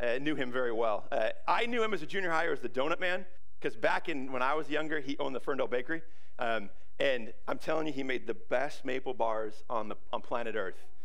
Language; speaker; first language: English; native; English